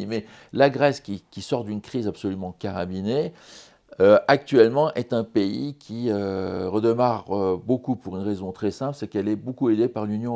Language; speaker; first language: French; native; French